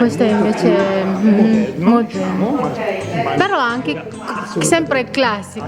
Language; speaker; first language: Italian; non-native, learner; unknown